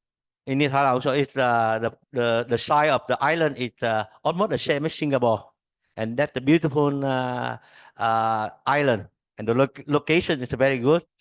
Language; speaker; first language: English; non-native, learner; Vietnamese